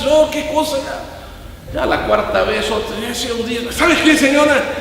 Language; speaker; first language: Spanish; native; Spanish